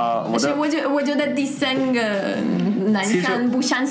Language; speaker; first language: Chinese; non-native, fluent; Russian